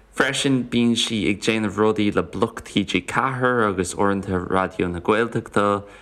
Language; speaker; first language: Irish; non-native, local second language; English